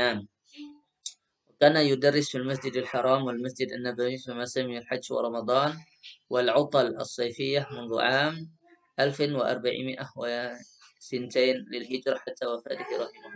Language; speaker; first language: Arabic; non-native, fluent; Indonesian